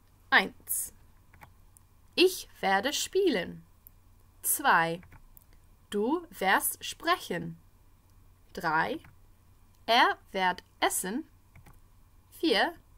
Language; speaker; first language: German; non-native, fluent; English